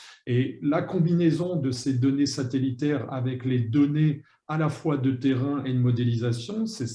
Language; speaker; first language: French; native; French